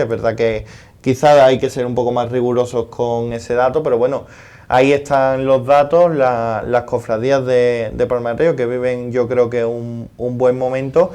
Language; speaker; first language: Spanish; native; Spanish